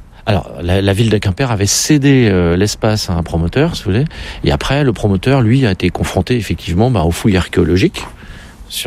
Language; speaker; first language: French; native; French